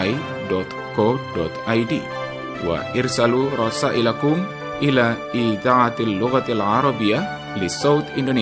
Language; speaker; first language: Arabic; non-native, fluent; Indonesian